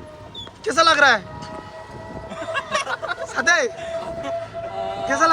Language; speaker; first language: Hindi; non-native, local second language; Bangla